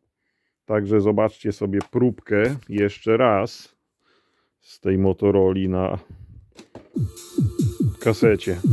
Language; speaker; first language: Polish; native; Polish